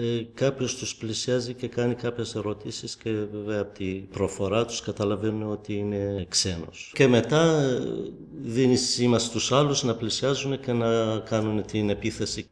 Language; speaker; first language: Greek; non-native, fluent; Kurdish